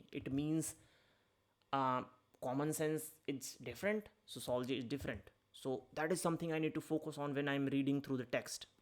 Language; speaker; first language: English; non-native, local second language; Hindi